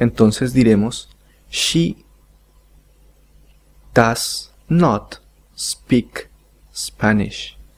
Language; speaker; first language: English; non-native, fluent; Spanish